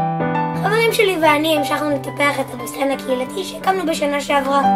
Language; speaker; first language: Hebrew; native; Hebrew